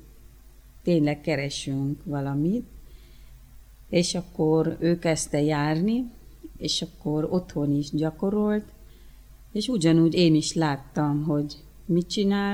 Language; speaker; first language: Hungarian; early bilingual, other home language; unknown